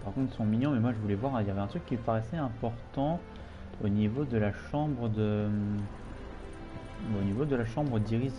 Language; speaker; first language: French; native; French